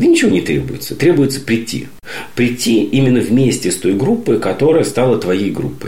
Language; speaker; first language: Russian; native; Russian